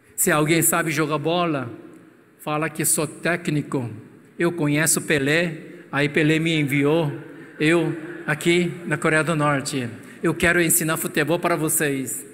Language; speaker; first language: Portuguese; non-native, fluent; Korean